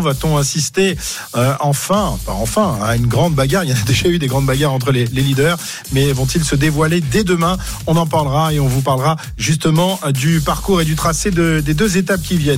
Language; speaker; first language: French; native; French